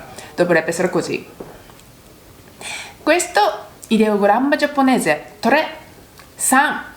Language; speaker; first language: Italian; non-native, learner; Japanese